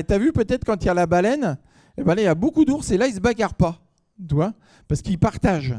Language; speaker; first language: French; native; French